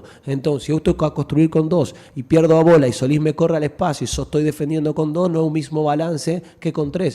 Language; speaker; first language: Portuguese; non-native, fluent; Spanish